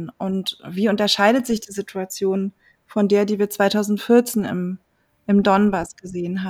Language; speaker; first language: German; native; German